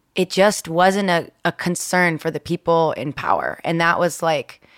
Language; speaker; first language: English; early bilingual, other home language; Spanish